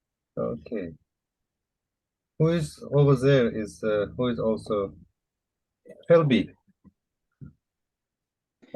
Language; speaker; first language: English; non-native, fluent; Uzbek